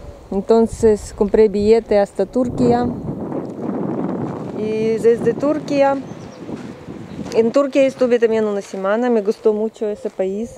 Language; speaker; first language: Spanish; non-native, learner; Russian